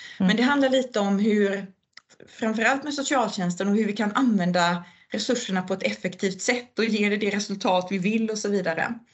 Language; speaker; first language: Swedish; native; Swedish